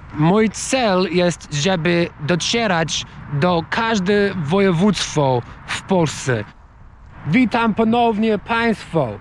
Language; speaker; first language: Polish; non-native, learner; English